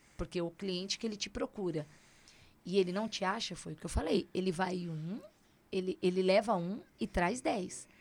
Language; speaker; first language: Portuguese; native; Portuguese